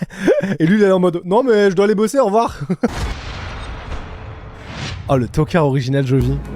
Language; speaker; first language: French; native; French